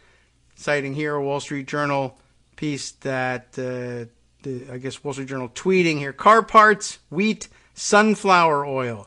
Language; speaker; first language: English; native; English